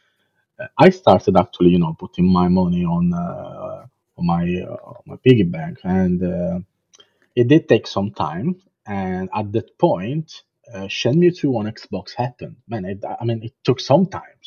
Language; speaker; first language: English; non-native, fluent; Italian